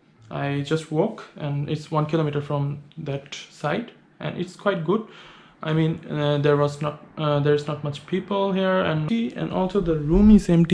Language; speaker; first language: English; non-native, learner; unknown